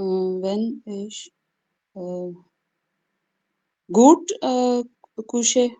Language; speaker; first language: German; non-native, learner; Urdu